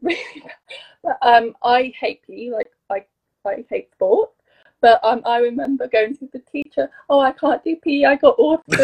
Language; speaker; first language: English; native; English